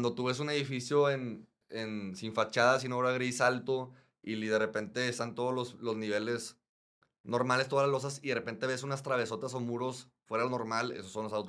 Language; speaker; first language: Spanish; native; Spanish